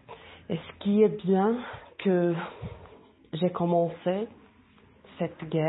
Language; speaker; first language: French; non-native, local second language; Arabic